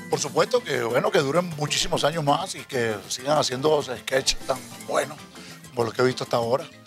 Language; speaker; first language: Spanish; native; Spanish